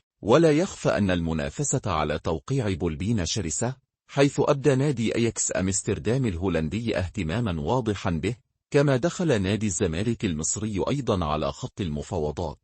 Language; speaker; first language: Arabic; native; Arabic